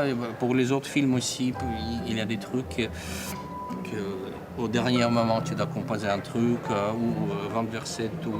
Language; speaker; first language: French; non-native, fluent; Russian